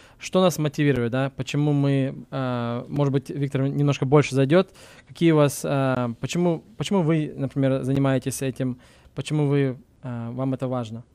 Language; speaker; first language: Russian; early bilingual, heritage; Russian